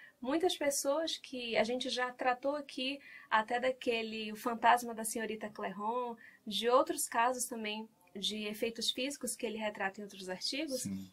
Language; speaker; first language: Portuguese; native; Portuguese